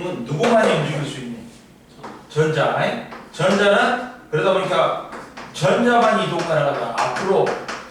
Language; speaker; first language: Korean; native; Korean